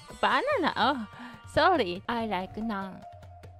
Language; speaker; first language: English; non-native, learner; Japanese